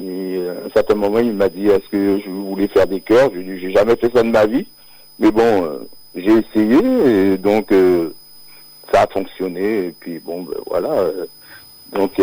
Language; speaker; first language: French; native; French